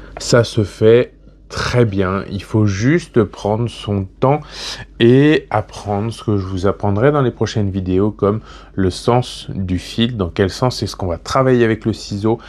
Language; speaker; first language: French; native; French